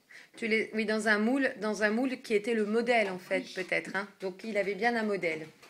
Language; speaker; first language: French; native; French